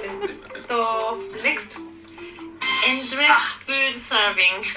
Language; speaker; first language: Hindi; non-native, fluent; Japanese